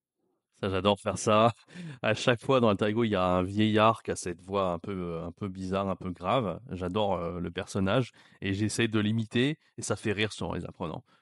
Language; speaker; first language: French; native; French